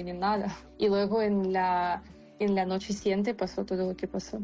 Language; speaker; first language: Spanish; non-native, fluent; Ukrainian